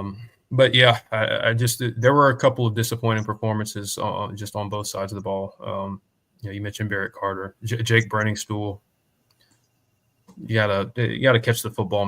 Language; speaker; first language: English; native; English